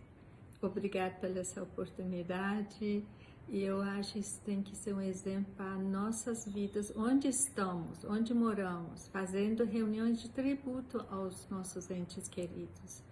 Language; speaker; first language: Portuguese; non-native, fluent; Persian